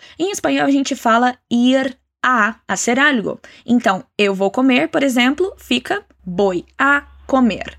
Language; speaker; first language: Portuguese; native; Portuguese